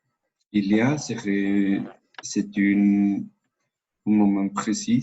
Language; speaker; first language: French; non-native, learner; Spanish